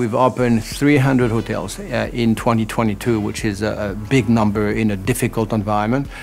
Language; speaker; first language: English; non-native, fluent; French